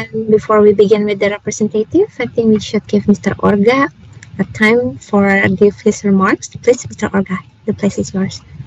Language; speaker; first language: English; non-native, fluent; Indonesian